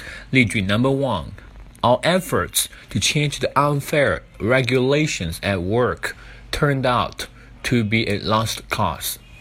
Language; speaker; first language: English; non-native, fluent; Chinese